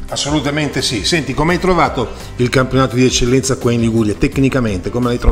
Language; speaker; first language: Italian; native; Italian